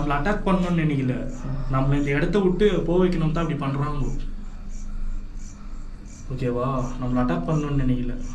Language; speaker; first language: Tamil; native; Tamil